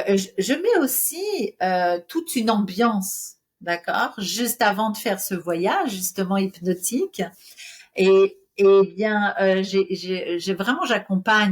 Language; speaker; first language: French; native; French